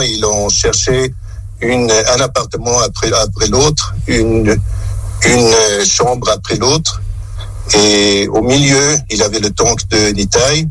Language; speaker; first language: French; non-native, local second language; German